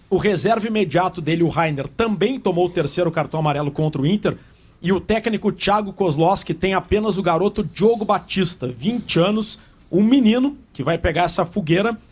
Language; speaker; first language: Portuguese; native; Portuguese